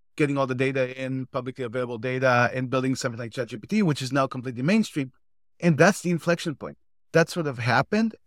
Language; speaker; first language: English; non-native, fluent; Hebrew